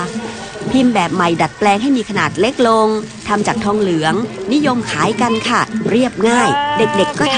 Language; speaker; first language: Thai; native; Thai